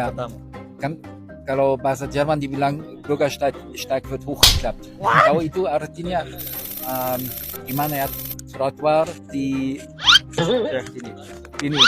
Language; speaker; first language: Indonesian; non-native, fluent; German